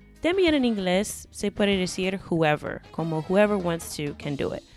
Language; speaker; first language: Spanish; non-native, fluent; English